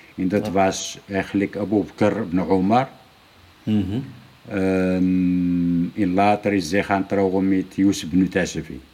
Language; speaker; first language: Dutch; non-native, fluent; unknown